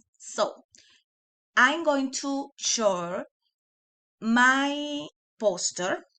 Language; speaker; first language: English; non-native, learner; Spanish